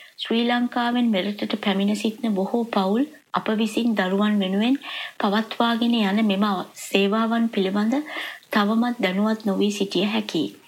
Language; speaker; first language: Sinhala; native; Sinhala